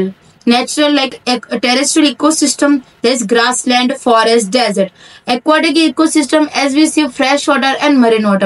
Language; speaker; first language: English; non-native, local second language; Hindi